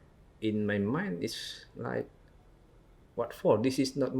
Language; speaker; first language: English; non-native, learner; Indonesian